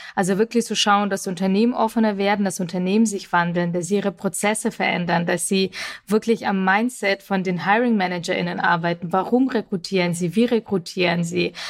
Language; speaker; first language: German; early bilingual, other home language; Russian